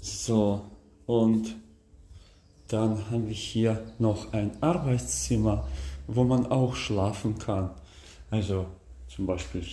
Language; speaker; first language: German; non-native, fluent; Russian